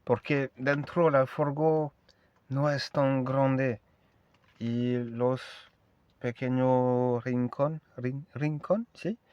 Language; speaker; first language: Spanish; non-native, learner; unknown